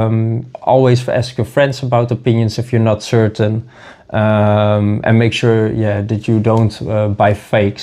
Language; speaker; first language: English; non-native, fluent; Dutch